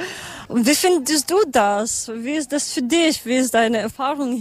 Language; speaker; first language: German; non-native, learner; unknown